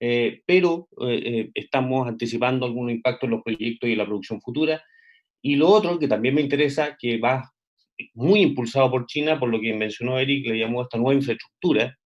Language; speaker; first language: Spanish; native; Spanish